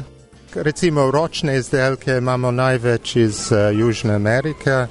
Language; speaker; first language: Slovenian; non-native, fluent; English